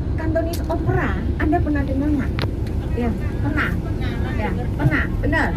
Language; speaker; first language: Indonesian; non-native, fluent; Cantonese